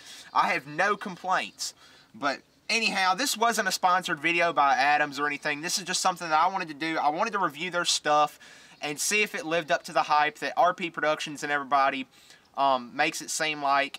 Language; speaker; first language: English; native; English